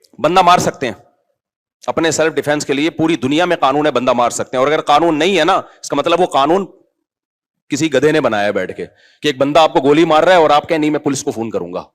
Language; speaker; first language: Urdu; native; Urdu